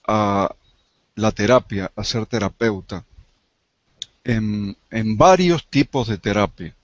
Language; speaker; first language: Spanish; native; Spanish